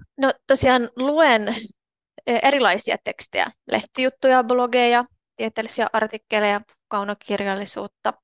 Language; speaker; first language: Finnish; non-native, fluent; Russian